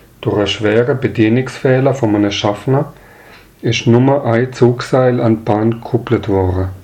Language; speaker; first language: German; native; German